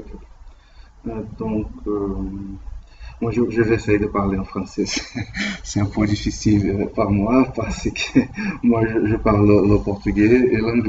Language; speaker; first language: French; non-native, learner; Portuguese